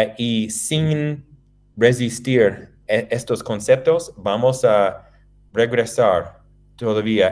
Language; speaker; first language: Spanish; non-native, fluent; English